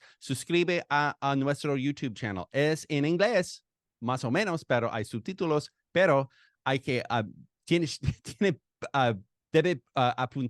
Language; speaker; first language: Spanish; non-native, fluent; English